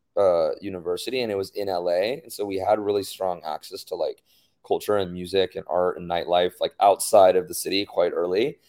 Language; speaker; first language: English; native; English